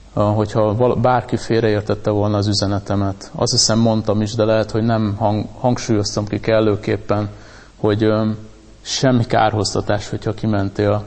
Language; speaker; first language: Hungarian; native; Hungarian